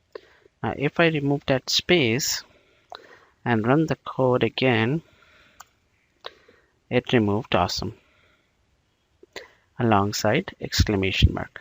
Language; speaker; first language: English; non-native, local second language; Bangla